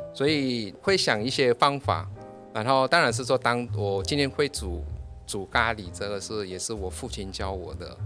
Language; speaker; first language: Chinese; early bilingual, heritage; Chinese